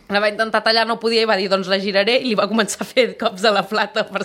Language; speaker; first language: Catalan; native; Catalan